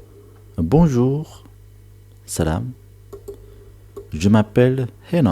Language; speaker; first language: French; non-native, learner; Tigrinya